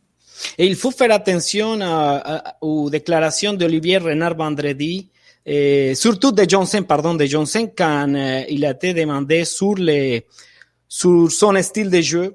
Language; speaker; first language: French; non-native, fluent; Spanish